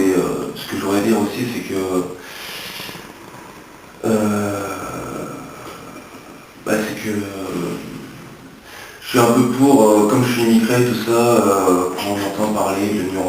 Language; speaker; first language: French; early bilingual, other home language; English